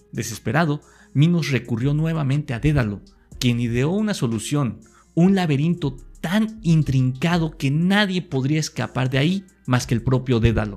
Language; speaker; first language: Spanish; native; Spanish